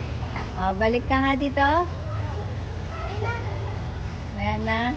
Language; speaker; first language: Filipino; native; Filipino